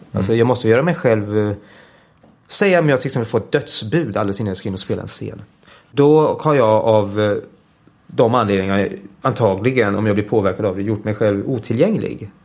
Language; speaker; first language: Swedish; early bilingual, heritage; Swedish